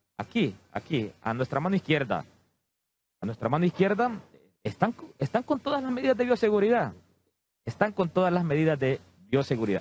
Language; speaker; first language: Spanish; native; Spanish